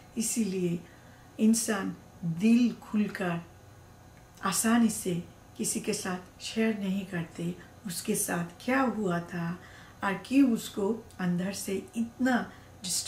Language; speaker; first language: Hindi; non-native, learner; Bangla